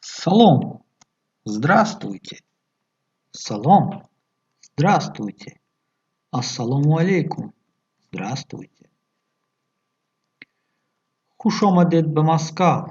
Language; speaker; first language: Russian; non-native, fluent; Tajik